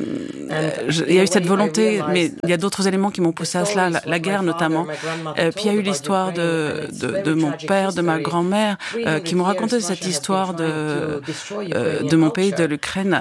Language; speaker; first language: French; non-native, fluent; Ukrainian